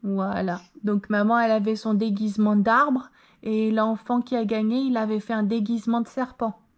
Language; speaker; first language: French; native; French